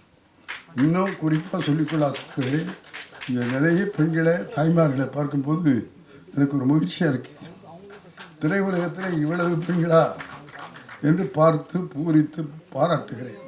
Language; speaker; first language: Tamil; native; Tamil